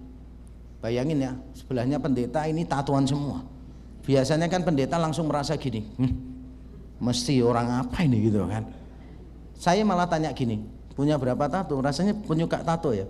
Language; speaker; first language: Indonesian; native; Indonesian